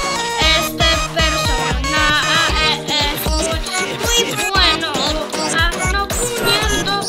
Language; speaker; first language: Spanish; early bilingual, heritage; English